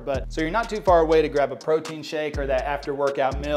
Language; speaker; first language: English; native; English